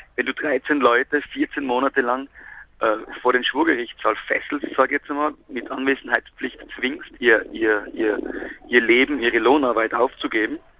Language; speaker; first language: German; native; German